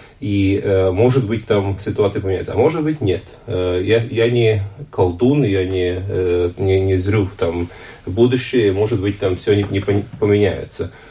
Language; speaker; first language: Russian; non-native, local second language; Latvian